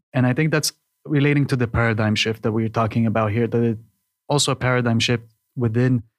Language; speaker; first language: English; non-native, fluent; Hebrew